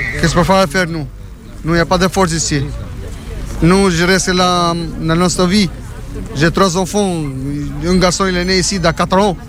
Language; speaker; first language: French; non-native, learner; Albanian